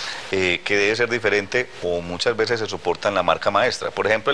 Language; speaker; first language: Spanish; native; Spanish